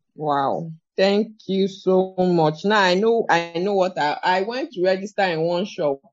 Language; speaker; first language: English; non-native, local second language; Yoruba